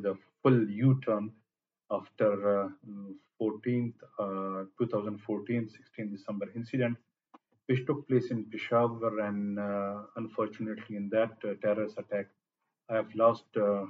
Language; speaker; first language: English; non-native, local second language; Pashto